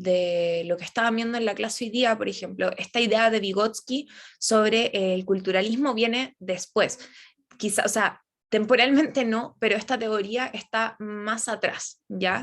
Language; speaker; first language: Spanish; native; Spanish